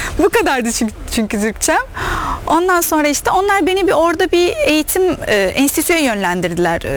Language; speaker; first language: Turkish; non-native, fluent; Arabic